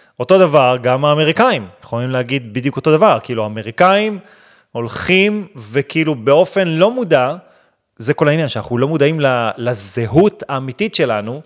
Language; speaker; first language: Hebrew; native; Hebrew